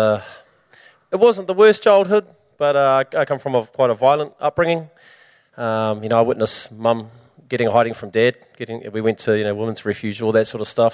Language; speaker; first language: English; native; English